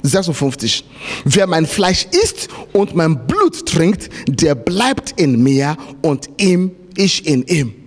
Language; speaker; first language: German; non-native, fluent; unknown